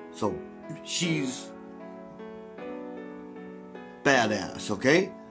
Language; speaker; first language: English; native; English